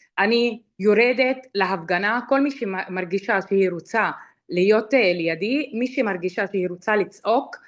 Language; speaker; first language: Hebrew; non-native, local second language; Arabic